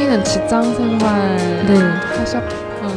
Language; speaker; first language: Korean; non-native, learner; Chinese